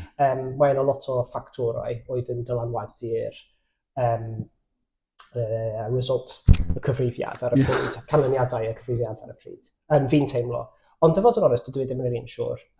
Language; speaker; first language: Welsh; non-native, fluent; English